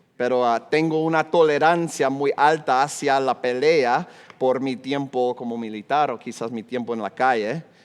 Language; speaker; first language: Spanish; non-native, fluent; English